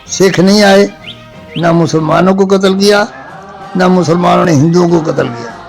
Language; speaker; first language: Urdu; non-native, local second language; Punjabi